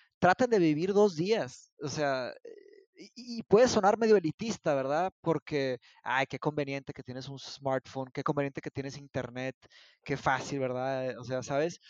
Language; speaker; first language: Spanish; early bilingual, other home language; Portuguese